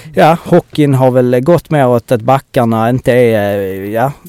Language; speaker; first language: Swedish; native; Swedish